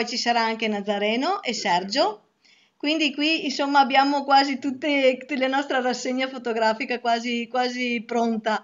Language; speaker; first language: Italian; native; Italian